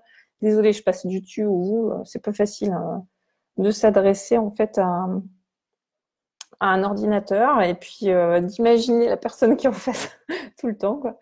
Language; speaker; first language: French; native; French